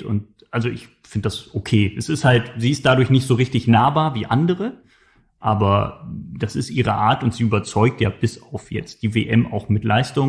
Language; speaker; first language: German; native; German